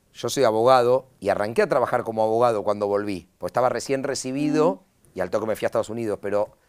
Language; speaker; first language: Spanish; native; Spanish